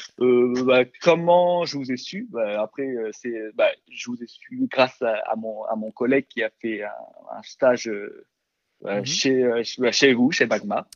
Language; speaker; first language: French; early bilingual, other home language; Korean